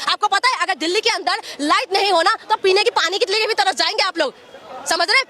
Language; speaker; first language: Hindi; non-native, local second language; Assamese